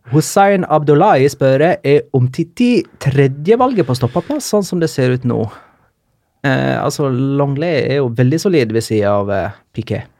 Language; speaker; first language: Norwegian; native; Norwegian